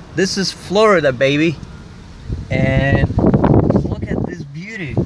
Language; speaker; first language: English; non-native, fluent; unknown